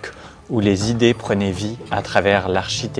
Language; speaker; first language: French; native; French